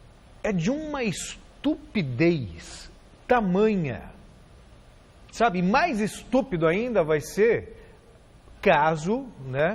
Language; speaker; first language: Portuguese; native; Portuguese